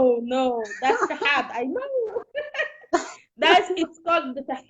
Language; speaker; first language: English; non-native, learner; Somali